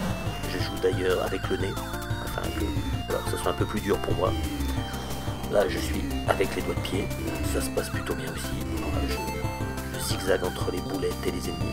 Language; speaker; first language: French; native; French